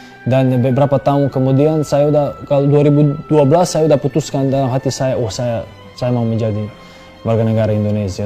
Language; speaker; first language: Indonesian; non-native, fluent; Serbian